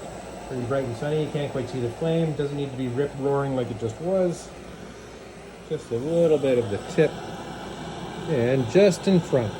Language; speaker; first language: English; native; English